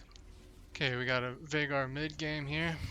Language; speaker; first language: English; native; English